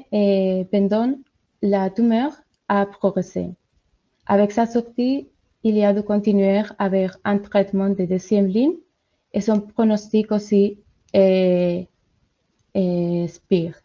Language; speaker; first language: French; non-native, learner; Spanish